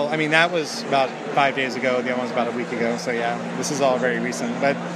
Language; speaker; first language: English; native; English